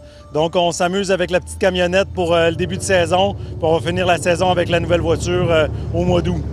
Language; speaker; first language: French; native; French